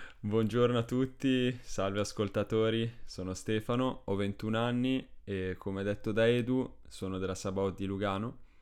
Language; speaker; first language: Italian; early bilingual, other home language; Spanish